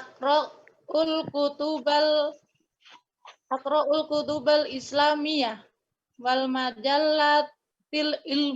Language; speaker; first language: Arabic; non-native, learner; Indonesian